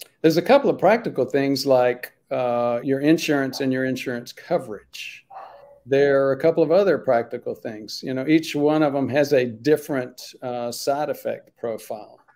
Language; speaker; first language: English; native; English